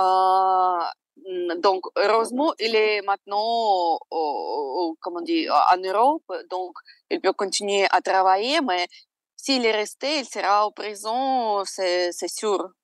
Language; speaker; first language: French; non-native, fluent; Russian